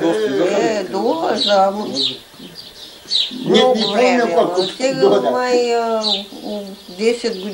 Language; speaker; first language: Bulgarian; early bilingual, heritage; Bulgarian